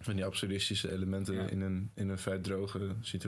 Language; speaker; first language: Dutch; native; Dutch